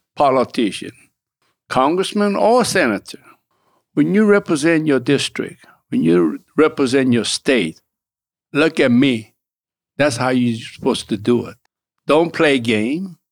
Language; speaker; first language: English; non-native, fluent; Korean